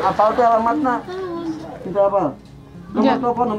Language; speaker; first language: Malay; non-native, local second language; Sundanese